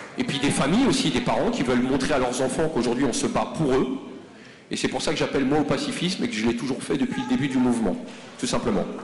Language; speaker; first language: French; native; French